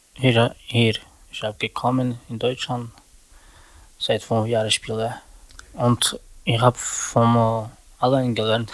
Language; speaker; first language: German; non-native, learner; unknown